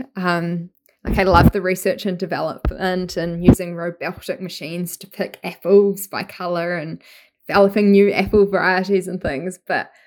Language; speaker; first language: English; native; English